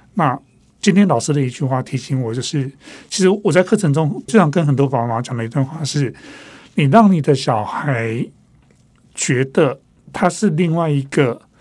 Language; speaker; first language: Chinese; non-native, local second language; Min Nan Chinese